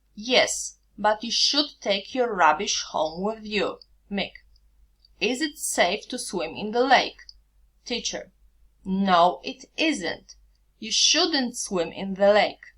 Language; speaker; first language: English; non-native, fluent; Polish